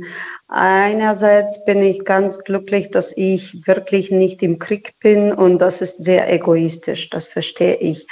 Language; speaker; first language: German; non-native, fluent; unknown